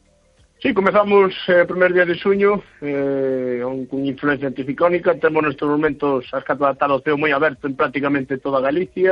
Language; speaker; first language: Spanish; non-native, local second language; Galician